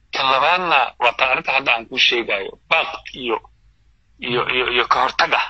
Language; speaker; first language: Somali; non-native, local second language; Maay